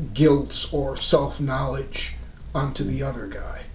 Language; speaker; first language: English; native; English